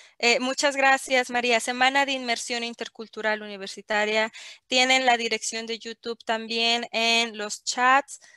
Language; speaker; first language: Spanish; native; Spanish